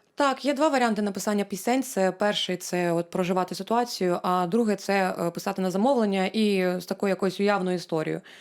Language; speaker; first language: Ukrainian; non-native, local second language; Russian